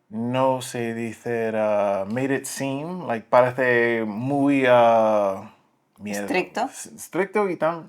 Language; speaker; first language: Spanish; non-native, learner; English